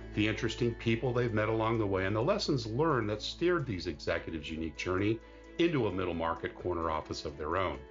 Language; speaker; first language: English; native; English